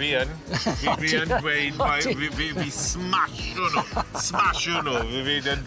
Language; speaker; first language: Welsh; non-native, learner; English